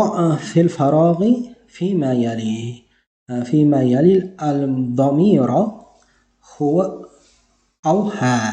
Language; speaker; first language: Arabic; non-native, fluent; Uzbek